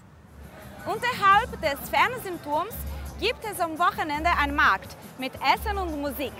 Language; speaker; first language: German; early bilingual, heritage; German